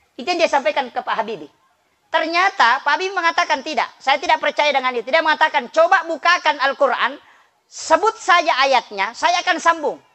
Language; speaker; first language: Indonesian; non-native, local second language; Buginese